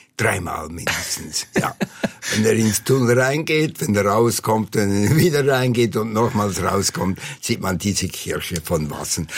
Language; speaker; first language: German; native; German